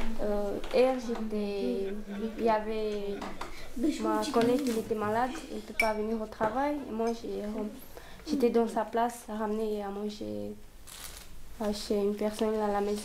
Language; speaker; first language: French; early bilingual, other home language; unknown